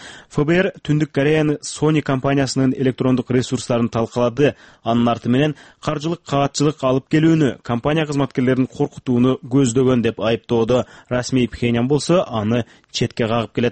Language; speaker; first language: Kyrgyz; native; Kyrgyz